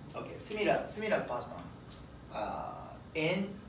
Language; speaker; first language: English; non-native, learner; Japanese